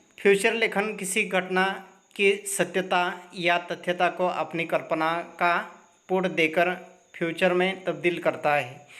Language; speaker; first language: Hindi; non-native, local second language; Marathi